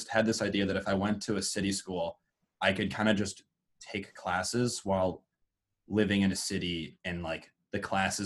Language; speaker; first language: English; native; English